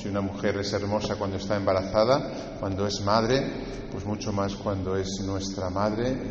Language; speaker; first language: Spanish; native; Spanish